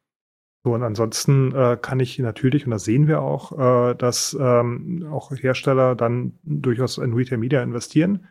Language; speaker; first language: German; native; German